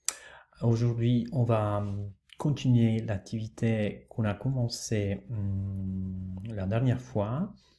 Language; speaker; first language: French; non-native, fluent; Italian